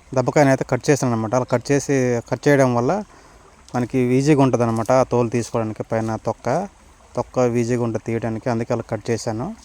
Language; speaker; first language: Telugu; non-native, local second language; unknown